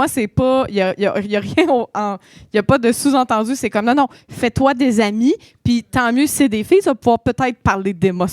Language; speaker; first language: French; native; French